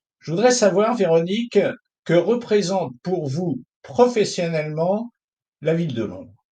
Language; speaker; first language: French; native; French